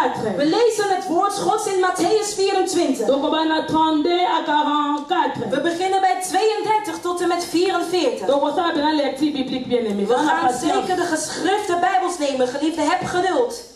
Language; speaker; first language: Dutch; non-native, learner; French